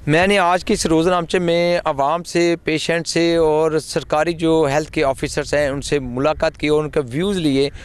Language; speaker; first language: Urdu; non-native, local second language; Punjabi